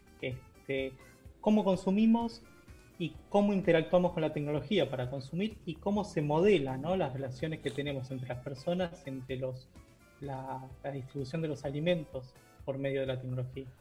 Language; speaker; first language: Spanish; native; Spanish